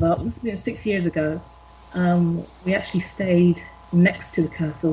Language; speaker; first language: English; native; English